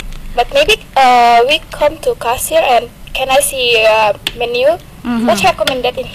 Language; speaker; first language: English; non-native, learner; Indonesian